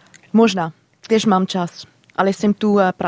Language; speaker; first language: Slovak; non-native, learner; German